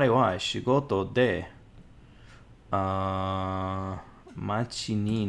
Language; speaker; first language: Japanese; non-native, learner; English